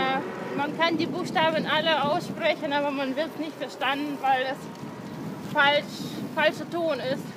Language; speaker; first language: German; non-native, fluent; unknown